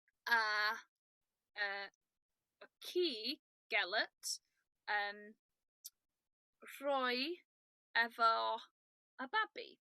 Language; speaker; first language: Welsh; non-native, learner; English